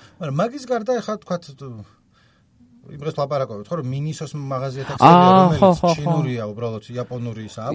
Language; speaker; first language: Georgian; native; Georgian